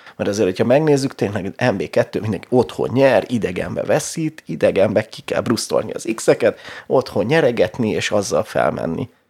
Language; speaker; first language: Hungarian; native; Hungarian